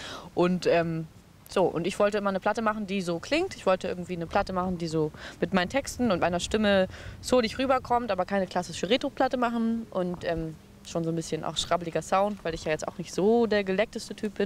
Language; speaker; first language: German; native; German